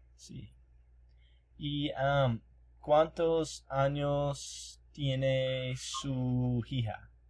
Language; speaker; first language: Spanish; non-native, learner; English